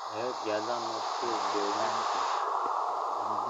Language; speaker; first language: Turkish; native; Turkish